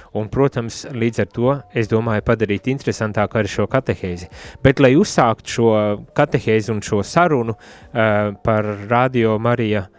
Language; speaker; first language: Latvian; native; Latvian